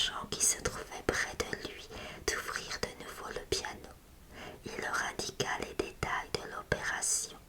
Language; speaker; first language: French; native; French